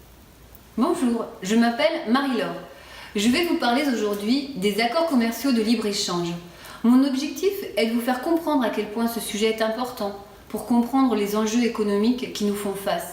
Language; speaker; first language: French; native; French